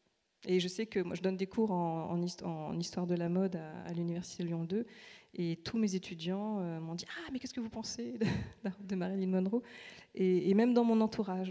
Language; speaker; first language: French; native; French